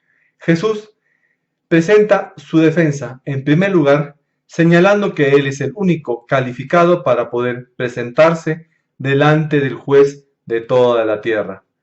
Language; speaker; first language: Spanish; native; Spanish